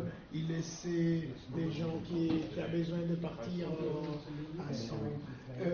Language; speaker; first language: French; non-native, fluent; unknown